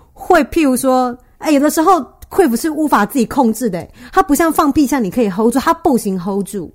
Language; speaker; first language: Chinese; native; Chinese